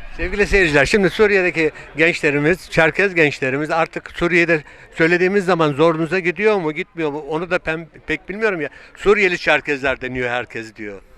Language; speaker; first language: Turkish; native; Turkish